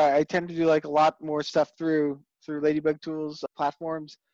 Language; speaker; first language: English; native; English